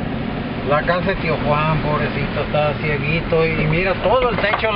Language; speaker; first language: Spanish; native; Spanish